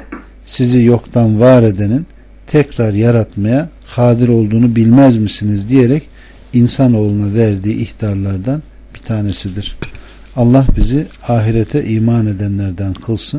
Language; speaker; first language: Turkish; native; Turkish